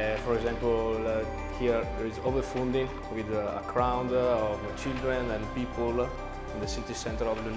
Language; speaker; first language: English; non-native, learner; Italian